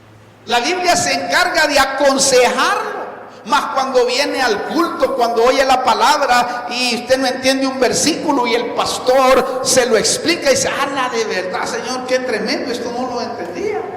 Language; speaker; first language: Spanish; native; Spanish